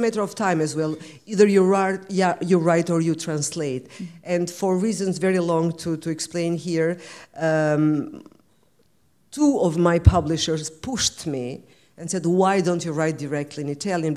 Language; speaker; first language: English; non-native, fluent; Albanian